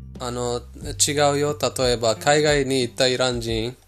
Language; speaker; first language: Japanese; non-native, fluent; Persian